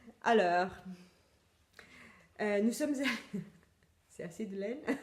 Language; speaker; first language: French; non-native, fluent; Italian